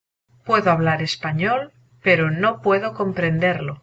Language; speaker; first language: Spanish; non-native, learner; English